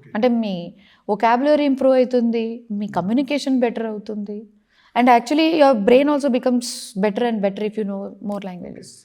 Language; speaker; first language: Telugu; non-native, local second language; Kannada